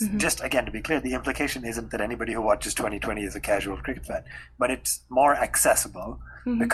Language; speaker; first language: English; non-native, local second language; Hindi